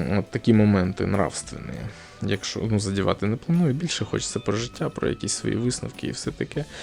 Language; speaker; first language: Ukrainian; non-native, local second language; Russian